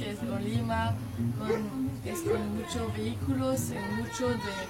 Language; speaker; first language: Spanish; non-native, learner; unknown